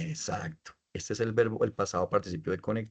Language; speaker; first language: Spanish; native; Spanish